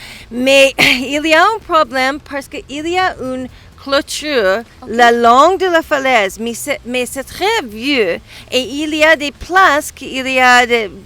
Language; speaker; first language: French; non-native, learner; English